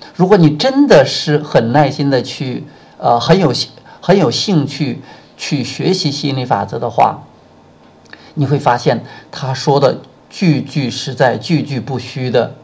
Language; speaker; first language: Chinese; native; Chinese